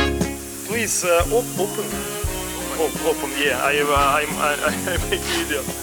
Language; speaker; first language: English; non-native, learner; Russian